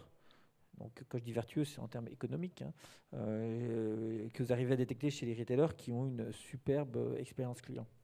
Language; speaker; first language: French; native; French